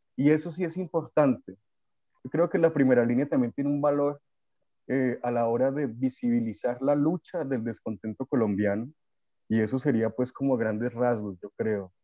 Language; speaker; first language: Spanish; native; Spanish